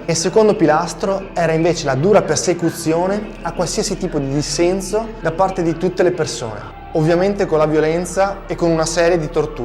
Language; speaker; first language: Italian; native; Italian